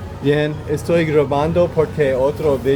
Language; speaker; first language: Spanish; non-native, learner; English